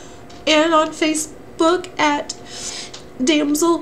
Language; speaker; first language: English; native; English